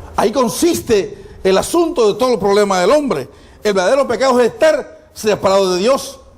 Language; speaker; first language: Spanish; non-native, fluent; Haitian Creole